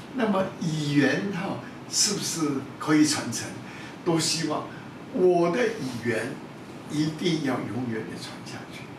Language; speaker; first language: Chinese; non-native, local second language; Hakka Chinese